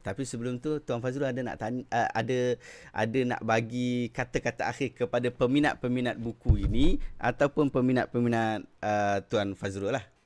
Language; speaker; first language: Malay; native; Malay